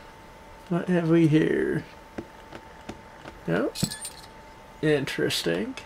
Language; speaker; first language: English; native; English